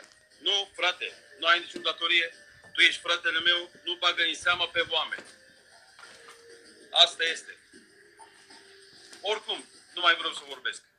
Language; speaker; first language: Romanian; non-native, fluent; Turkish